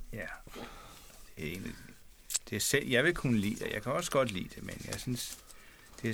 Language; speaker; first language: Danish; native; Danish